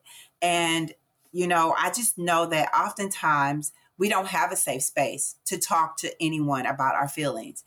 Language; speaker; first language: English; native; English